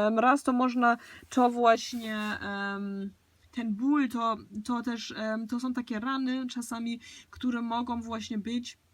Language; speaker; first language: Polish; early bilingual, heritage; Polish